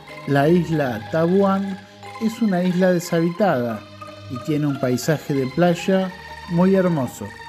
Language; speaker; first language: Spanish; non-native, fluent; Indonesian